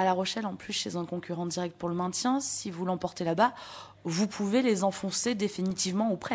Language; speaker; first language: French; native; French